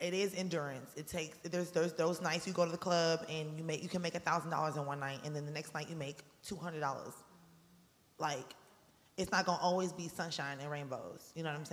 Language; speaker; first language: English; native; English